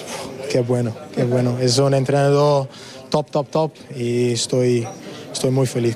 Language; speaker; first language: Spanish; non-native, learner; English